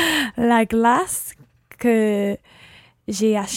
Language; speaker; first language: French; non-native, learner; English